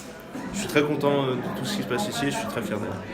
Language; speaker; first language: French; early bilingual, other home language; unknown